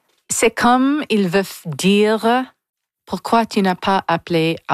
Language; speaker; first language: French; non-native, local second language; English